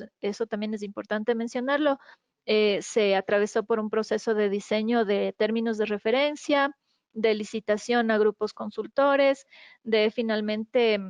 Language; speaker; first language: Spanish; native; Spanish